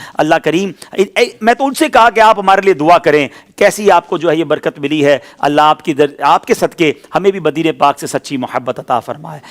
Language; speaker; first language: Urdu; native; Urdu